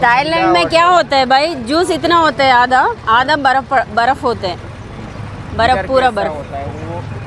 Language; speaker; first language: Hindi; non-native, local second language; Telugu